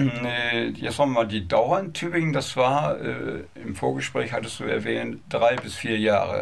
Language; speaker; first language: German; native; German